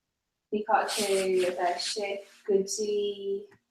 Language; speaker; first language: Irish; non-native, local second language; English